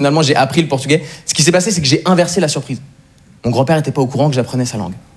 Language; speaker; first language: French; native; French